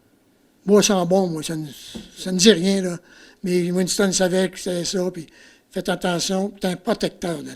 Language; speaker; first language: French; native; French